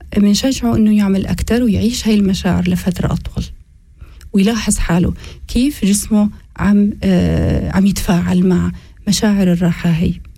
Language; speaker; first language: Arabic; native; Arabic